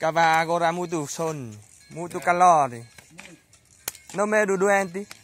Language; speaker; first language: Portuguese; non-native, learner; Vietnamese